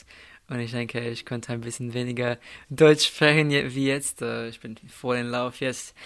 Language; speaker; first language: German; non-native, fluent; Slovenian